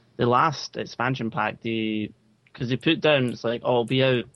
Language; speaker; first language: English; native; English